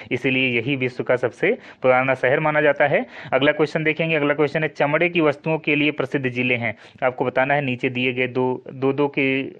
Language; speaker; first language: Hindi; native; Hindi